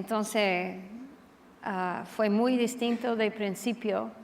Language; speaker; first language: Spanish; non-native, fluent; English